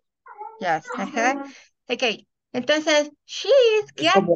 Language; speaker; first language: English; non-native, fluent; Spanish